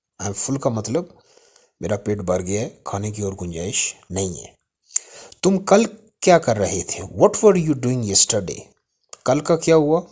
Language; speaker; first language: Urdu; native; Urdu